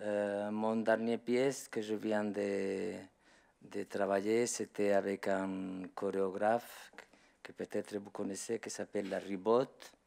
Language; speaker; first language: French; non-native, learner; Spanish